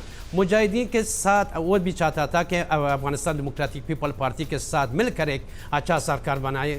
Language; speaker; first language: Hindi; non-native, learner; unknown